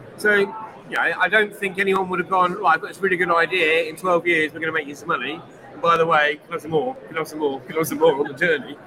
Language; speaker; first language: English; native; English